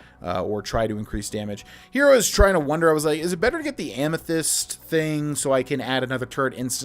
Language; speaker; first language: English; native; English